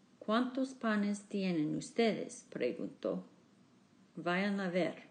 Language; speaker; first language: Spanish; non-native, learner; English